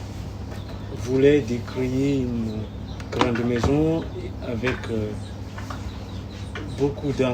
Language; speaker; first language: French; non-native, local second language; Malagasy